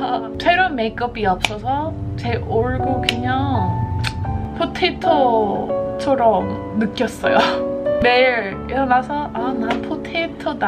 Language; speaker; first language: Korean; non-native, learner; English